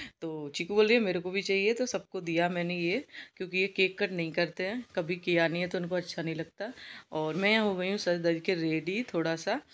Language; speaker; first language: Hindi; native; Hindi